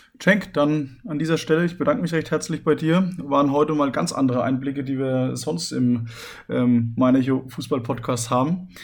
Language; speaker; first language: German; native; German